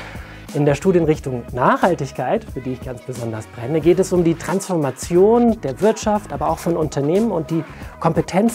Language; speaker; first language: German; native; German